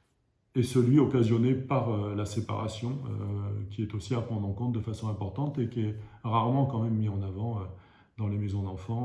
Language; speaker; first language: French; native; French